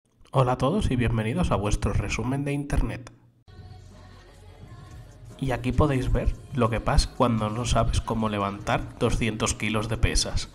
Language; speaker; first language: Spanish; native; Spanish